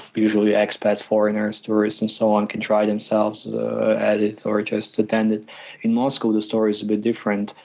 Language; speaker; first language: English; non-native, fluent; Croatian